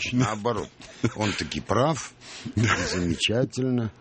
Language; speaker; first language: Russian; non-native, local second language; Armenian